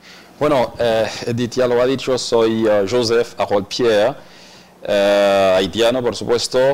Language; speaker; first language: Spanish; non-native, local second language; Haitian Creole